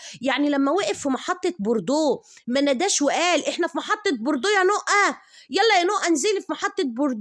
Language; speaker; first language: Arabic; native; Arabic